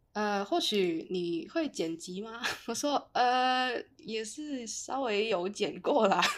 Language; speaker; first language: Chinese; non-native, local second language; Cantonese